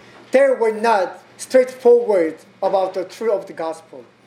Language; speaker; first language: English; non-native, learner; Korean